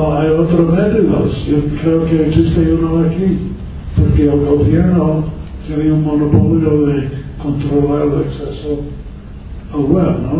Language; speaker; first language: Spanish; non-native, learner; English